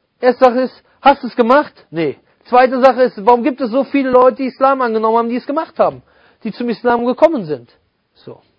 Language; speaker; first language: German; native; German